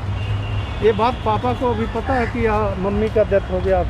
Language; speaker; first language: Hindi; native; Hindi